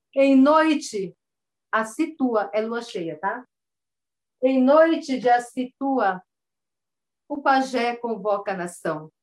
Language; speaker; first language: Portuguese; native; Portuguese